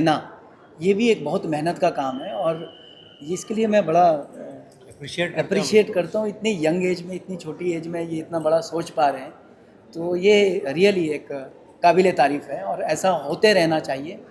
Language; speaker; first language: Hindi; native; Hindi